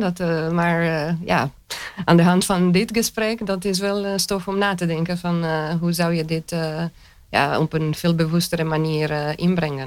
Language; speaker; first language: Dutch; non-native, fluent; Romanian